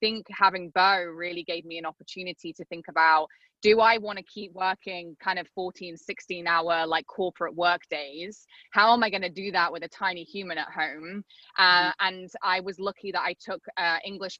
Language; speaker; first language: English; native; English